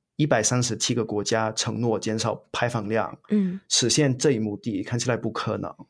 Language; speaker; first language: Chinese; non-native, fluent; English